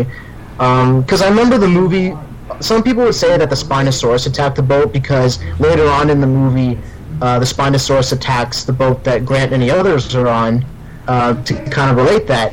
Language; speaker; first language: English; native; English